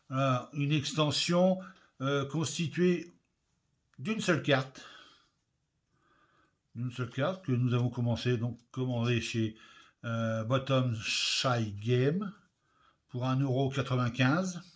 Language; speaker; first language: French; native; French